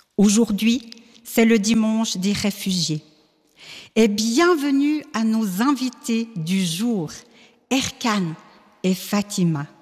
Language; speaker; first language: French; native; French